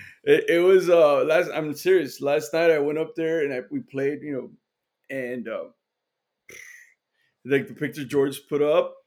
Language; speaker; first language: English; early bilingual, other home language; Spanish